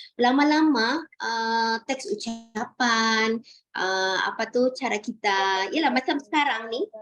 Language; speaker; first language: Malay; native; Malay